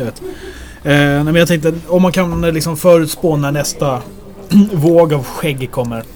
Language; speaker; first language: Swedish; native; Swedish